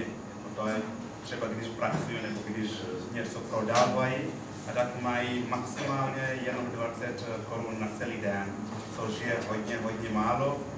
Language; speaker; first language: Czech; non-native, learner; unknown